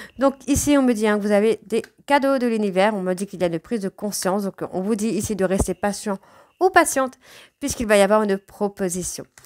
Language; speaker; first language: French; native; French